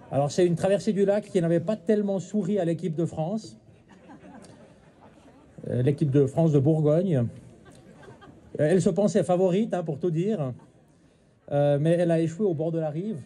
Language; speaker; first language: French; native; French